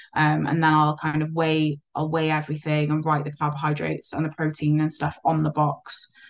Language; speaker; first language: English; native; English